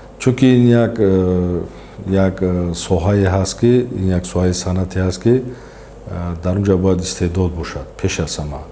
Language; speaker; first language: Tajik; native; Tajik